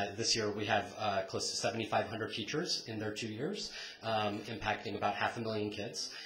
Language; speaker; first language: English; native; English